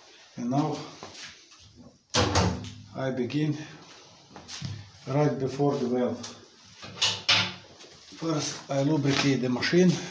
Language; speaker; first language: English; non-native, learner; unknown